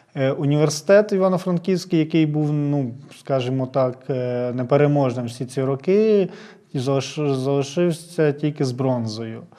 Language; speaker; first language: Ukrainian; native; Ukrainian